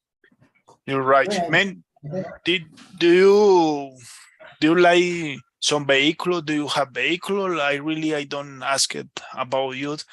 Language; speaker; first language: English; non-native, learner; Spanish